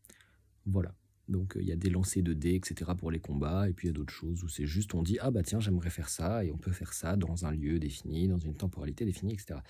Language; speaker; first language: French; native; French